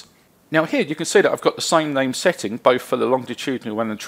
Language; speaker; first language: English; native; English